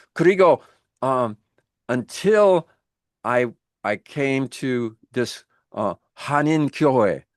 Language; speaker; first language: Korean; non-native, learner; English